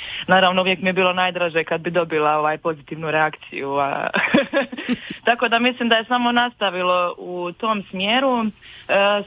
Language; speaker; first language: Croatian; native; Croatian